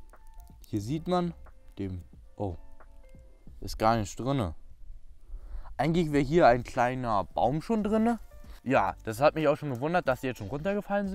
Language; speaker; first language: German; native; German